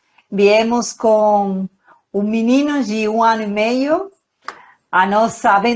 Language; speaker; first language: Portuguese; non-native, fluent; Spanish